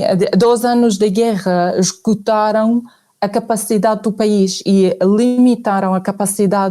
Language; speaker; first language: Portuguese; non-native, fluent; Arabic